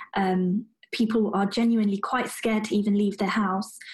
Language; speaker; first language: English; native; English